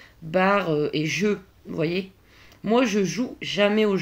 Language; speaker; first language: French; native; French